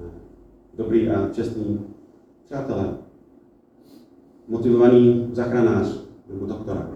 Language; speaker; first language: Czech; non-native, fluent; English